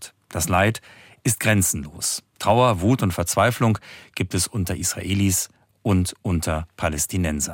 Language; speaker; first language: German; native; German